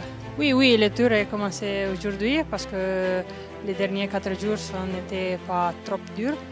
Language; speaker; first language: French; non-native, learner; Italian